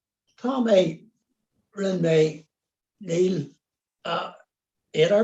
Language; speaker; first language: Irish; non-native, local second language; English